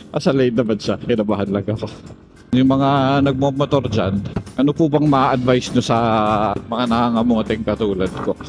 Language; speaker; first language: Filipino; native; Filipino